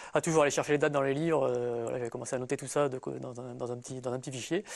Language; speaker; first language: French; native; French